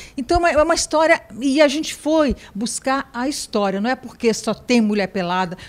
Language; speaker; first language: Portuguese; native; Portuguese